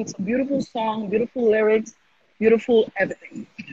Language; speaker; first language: English; non-native, learner; Haitian Creole